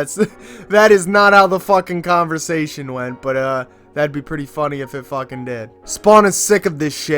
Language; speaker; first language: English; native; English